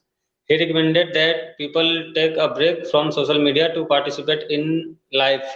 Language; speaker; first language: English; non-native, fluent; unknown